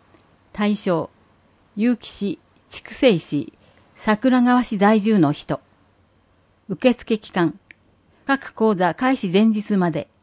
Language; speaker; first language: Japanese; native; Japanese